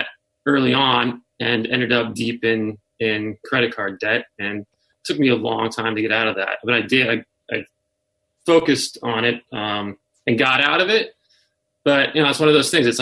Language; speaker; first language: English; native; English